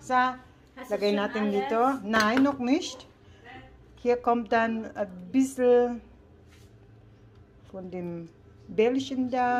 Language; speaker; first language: German; non-native, learner; Filipino